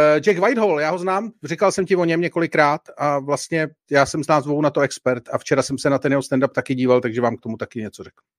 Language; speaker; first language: Czech; native; Czech